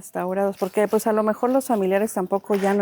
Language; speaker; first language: Spanish; native; Spanish